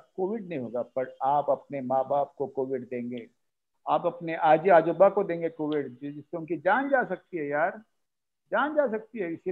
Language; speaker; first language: Hindi; non-native, local second language; Marathi